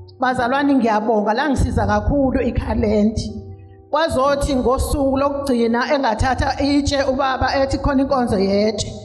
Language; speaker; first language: Zulu; native; Zulu